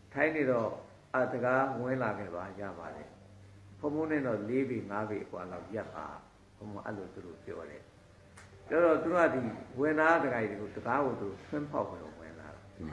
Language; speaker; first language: Burmese; native; Burmese